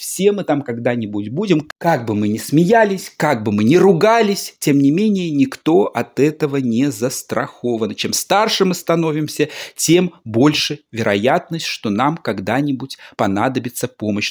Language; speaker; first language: Russian; native; Russian